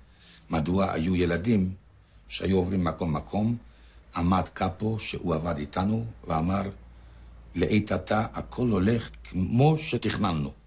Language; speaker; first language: Hebrew; non-native, fluent; Polish